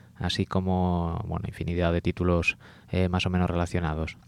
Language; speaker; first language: Spanish; native; Spanish